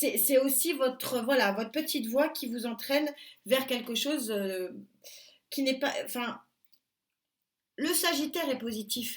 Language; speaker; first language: French; native; French